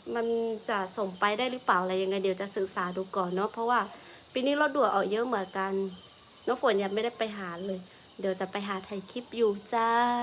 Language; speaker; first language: Thai; non-native, local second language; Lahu